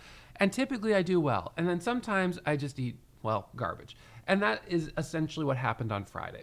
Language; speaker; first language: English; native; English